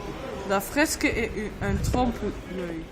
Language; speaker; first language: French; non-native, learner; Dutch